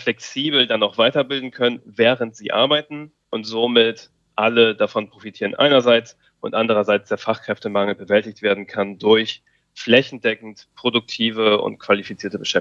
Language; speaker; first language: German; native; German